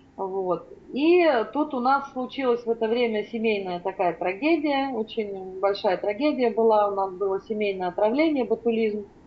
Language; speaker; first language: Russian; native; Russian